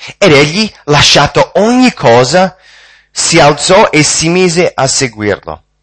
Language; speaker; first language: Italian; non-native, fluent; English